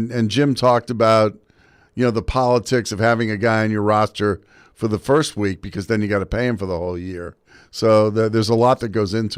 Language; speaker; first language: English; native; English